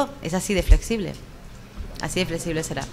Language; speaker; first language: Spanish; native; Spanish